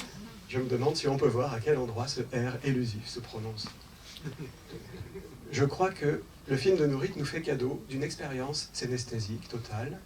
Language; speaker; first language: French; native; French